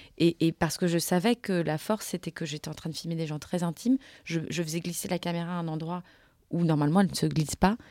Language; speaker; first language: French; native; French